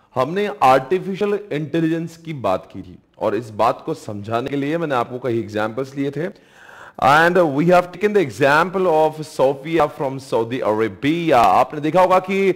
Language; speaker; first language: Hindi; native; Hindi